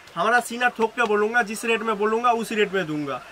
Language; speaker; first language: Hindi; non-native, local second language; Bangla